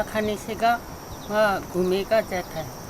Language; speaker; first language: Hindi; non-native, local second language; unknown